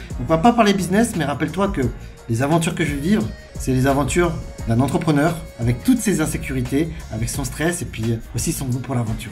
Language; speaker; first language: French; native; French